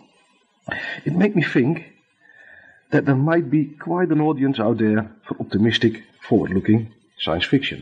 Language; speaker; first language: English; non-native, fluent; Dutch